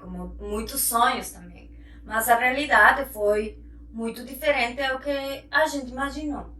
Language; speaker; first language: Portuguese; non-native, fluent; Spanish